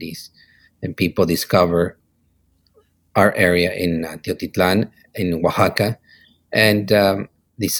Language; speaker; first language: English; non-native, fluent; Spanish